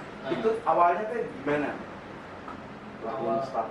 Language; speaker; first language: Indonesian; native; Indonesian